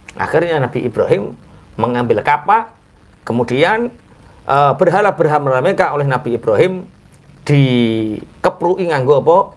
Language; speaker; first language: Indonesian; non-native, local second language; Javanese